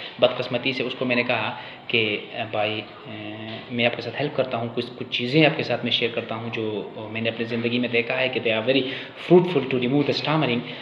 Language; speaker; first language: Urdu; non-native, local second language; Khowar